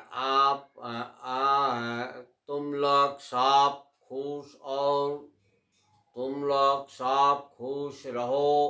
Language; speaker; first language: Hindi; non-native, local second language; Bangla